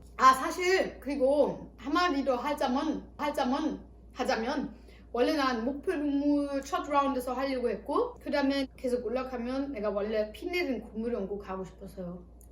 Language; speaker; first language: Korean; non-native, fluent; German